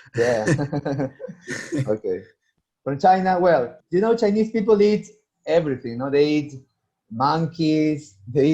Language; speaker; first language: English; non-native, fluent; Spanish